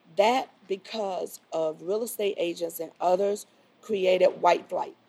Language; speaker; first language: English; native; English